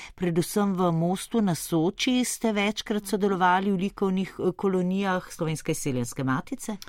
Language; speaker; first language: Slovenian; native; Slovenian